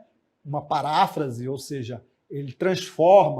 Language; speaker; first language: Portuguese; native; Portuguese